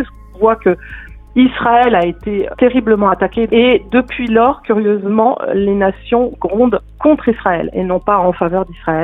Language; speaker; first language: French; native; French